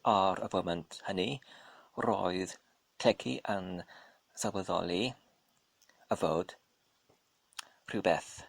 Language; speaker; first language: Welsh; non-native, learner; English